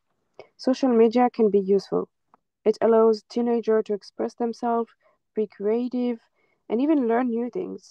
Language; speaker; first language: English; non-native, fluent; French